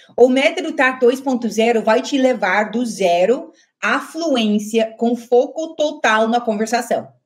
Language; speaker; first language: Portuguese; native; Portuguese